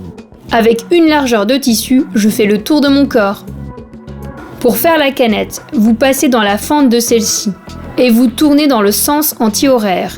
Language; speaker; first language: French; native; French